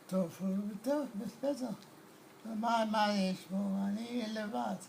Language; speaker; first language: Hebrew; non-native, learner; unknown